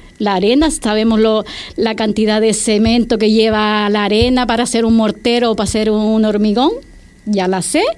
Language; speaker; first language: Spanish; native; Spanish